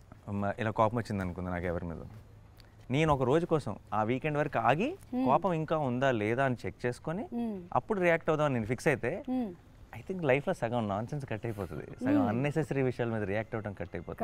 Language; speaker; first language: Telugu; native; Telugu